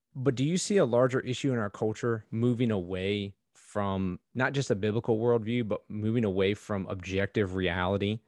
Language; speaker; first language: English; native; English